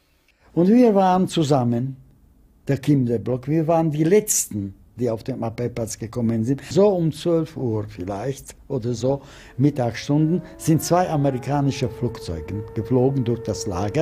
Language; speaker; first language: German; non-native, fluent; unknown